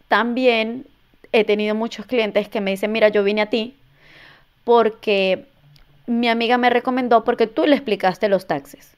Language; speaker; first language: Spanish; native; Spanish